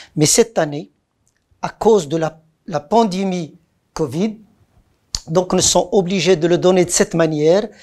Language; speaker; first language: French; non-native, local second language; Arabic